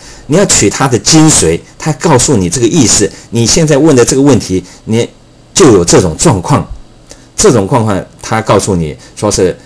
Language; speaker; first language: Chinese; native; Chinese